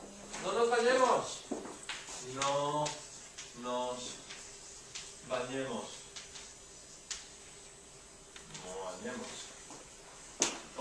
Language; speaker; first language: Spanish; non-native, learner; English